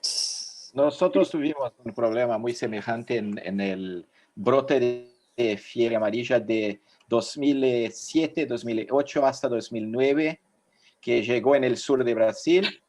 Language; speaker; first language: Spanish; non-native, fluent; Portuguese